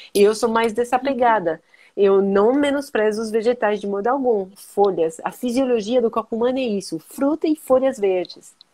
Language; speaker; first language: Portuguese; non-native, fluent; French